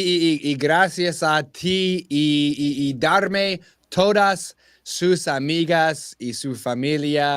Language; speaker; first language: Spanish; non-native, learner; English